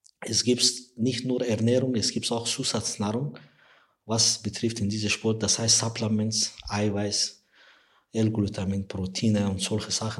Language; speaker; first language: German; non-native, learner; Persian